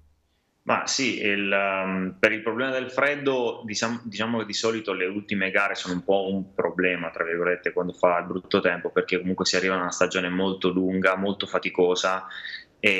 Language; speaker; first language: Italian; native; Italian